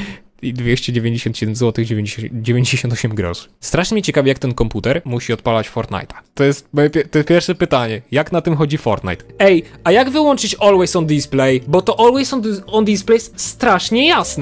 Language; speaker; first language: Polish; native; Polish